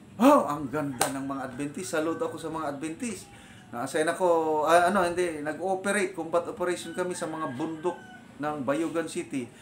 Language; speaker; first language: Filipino; non-native, local second language; Iloko